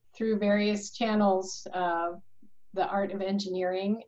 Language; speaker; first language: English; native; English